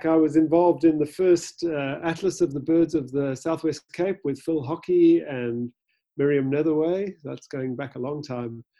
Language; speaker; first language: English; native; English